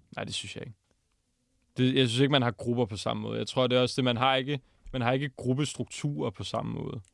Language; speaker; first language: Danish; native; Danish